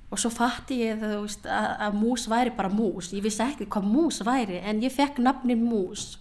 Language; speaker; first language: Icelandic; early bilingual, other home language; Vietnamese